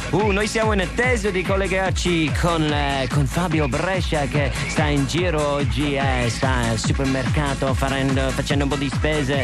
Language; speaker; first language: Italian; non-native, fluent; English